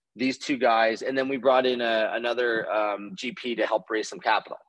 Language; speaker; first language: English; native; English